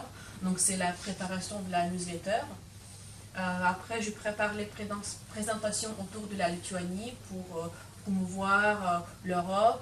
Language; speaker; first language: French; non-native, fluent; Lithuanian